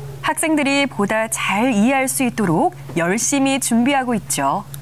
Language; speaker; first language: Korean; native; Korean